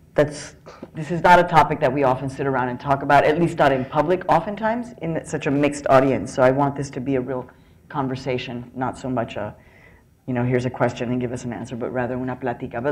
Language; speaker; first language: English; early bilingual, other home language; Spanish